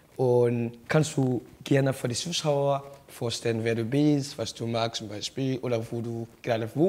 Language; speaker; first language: German; non-native, learner; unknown